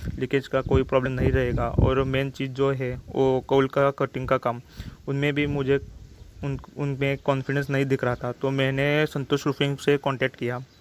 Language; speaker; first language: Hindi; non-native, local second language; Marathi